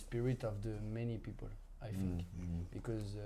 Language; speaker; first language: English; non-native, learner; French